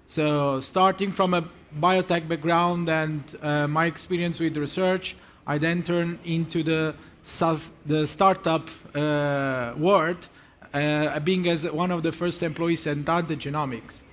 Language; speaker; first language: English; non-native, fluent; Italian